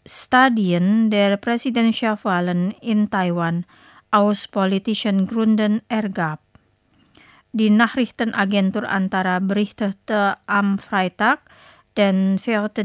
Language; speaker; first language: German; non-native, fluent; Indonesian